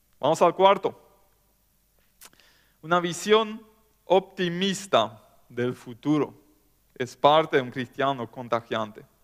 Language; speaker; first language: Spanish; non-native, local second language; German